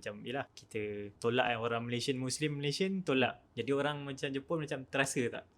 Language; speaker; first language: Malay; native; Malay